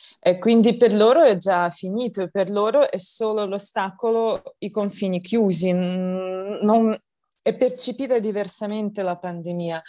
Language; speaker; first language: Italian; non-native, fluent; Russian